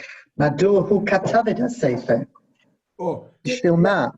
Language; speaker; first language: Hebrew; non-native, learner; English